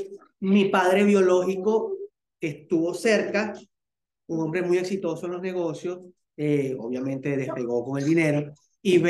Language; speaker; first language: Spanish; native; Spanish